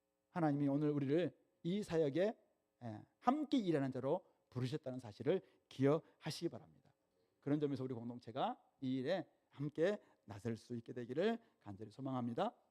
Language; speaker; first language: Korean; native; Korean